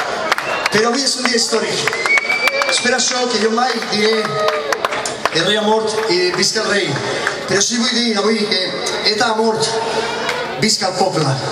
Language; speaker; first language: Catalan; non-native, local second language; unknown